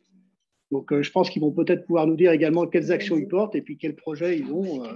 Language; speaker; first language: French; native; French